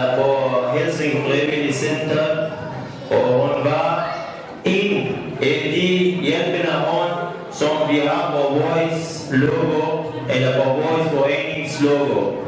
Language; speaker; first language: Danish; non-native, learner; Kurdish